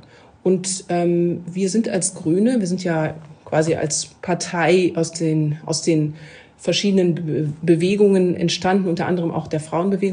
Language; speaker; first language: German; native; German